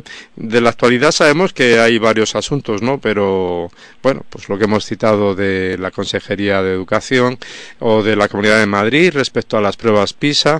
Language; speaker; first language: Spanish; native; Spanish